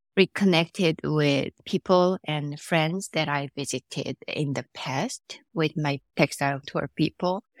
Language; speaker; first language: English; non-native, fluent; Korean